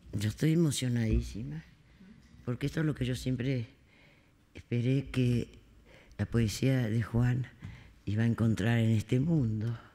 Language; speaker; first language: Spanish; native; Spanish